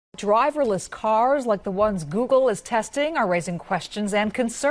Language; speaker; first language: English; native; English